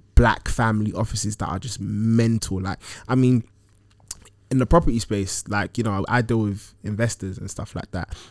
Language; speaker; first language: English; early bilingual, other home language; Akan